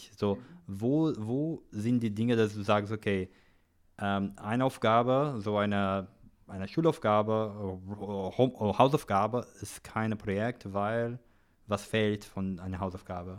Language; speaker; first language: German; non-native, learner; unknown